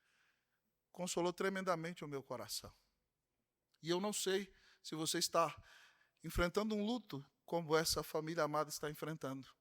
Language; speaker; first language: Portuguese; native; Portuguese